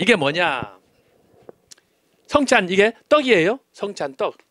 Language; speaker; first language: Korean; native; Korean